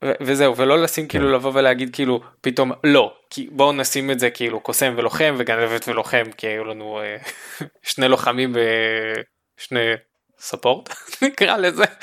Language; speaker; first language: Hebrew; native; Hebrew